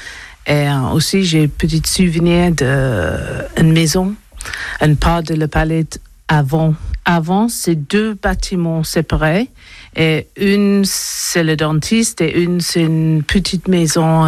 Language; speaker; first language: French; non-native, learner; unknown